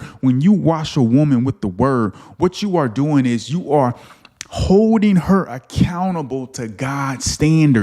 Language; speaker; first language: English; native; English